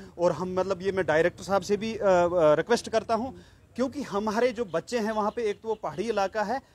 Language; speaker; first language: Hindi; non-native, local second language; Kashmiri